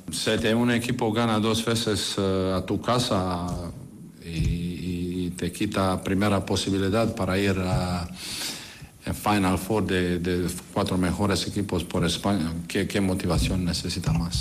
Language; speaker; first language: Spanish; non-native, learner; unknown